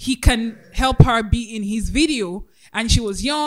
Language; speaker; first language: English; non-native, local second language; Yoruba